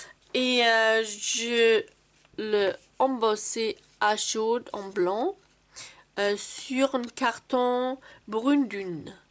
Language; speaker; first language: French; non-native, fluent; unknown